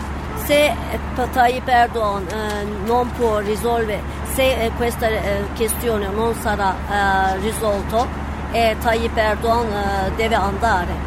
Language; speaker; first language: Italian; non-native, fluent; Turkish